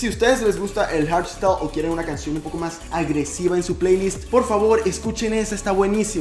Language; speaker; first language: Spanish; native; Spanish